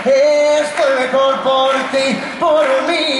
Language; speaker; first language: Spanish; native; Spanish